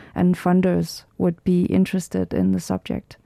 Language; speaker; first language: English; early bilingual, heritage; Danish